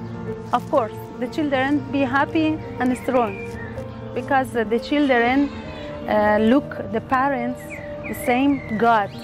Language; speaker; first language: English; non-native, learner; Persian